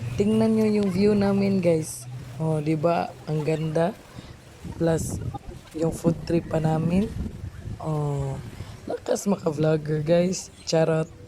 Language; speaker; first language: Filipino; non-native, local second language; Cebuano